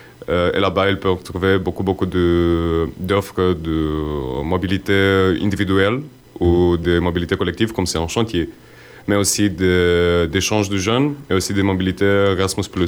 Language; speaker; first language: French; non-native, fluent; Romanian